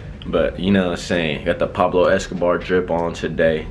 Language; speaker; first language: English; early bilingual, other home language; Spanish